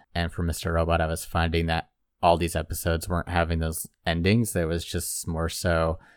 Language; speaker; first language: English; native; English